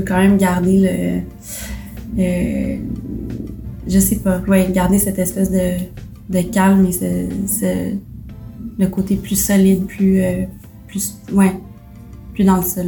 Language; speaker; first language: French; native; French